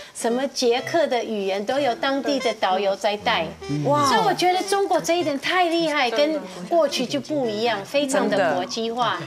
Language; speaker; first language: Chinese; non-native, fluent; English